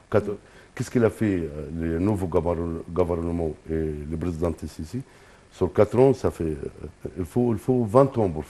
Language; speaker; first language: French; non-native, fluent; Arabic